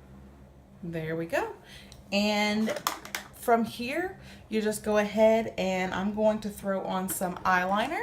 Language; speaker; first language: English; native; English